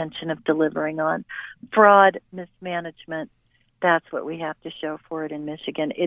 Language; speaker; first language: English; native; English